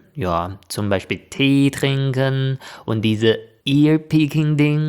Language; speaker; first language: German; non-native, fluent; Chinese